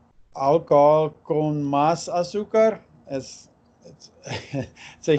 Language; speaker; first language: Spanish; non-native, learner; English